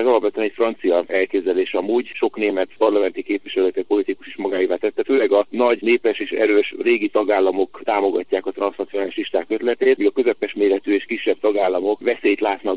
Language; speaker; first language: Hungarian; native; Hungarian